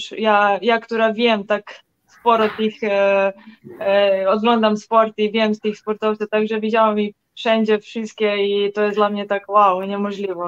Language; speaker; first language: Polish; non-native, learner; Serbian